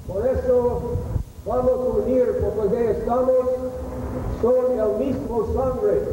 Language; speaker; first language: Spanish; non-native, learner; English